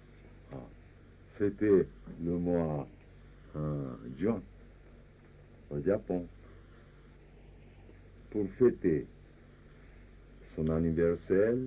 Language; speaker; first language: French; non-native, fluent; Japanese